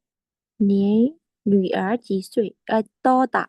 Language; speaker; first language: Chinese; non-native, learner; Burmese